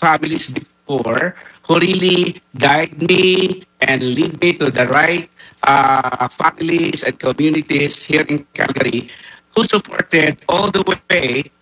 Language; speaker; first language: English; non-native, local second language; Filipino